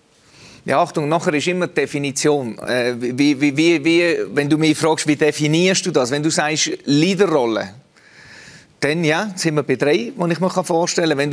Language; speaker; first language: German; native; German